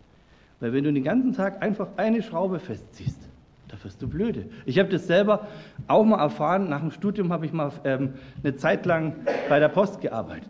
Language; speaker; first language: German; native; German